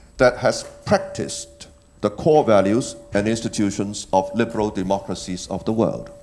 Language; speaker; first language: English; non-native, local second language; Cantonese